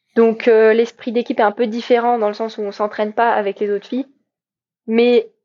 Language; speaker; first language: French; native; French